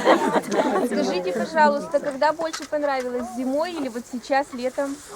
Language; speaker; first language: Russian; native; Russian